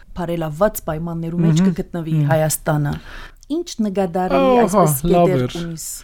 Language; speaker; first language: Armenian; early bilingual, heritage; Armenian